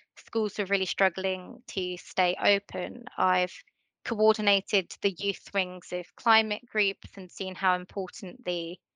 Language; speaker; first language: English; native; English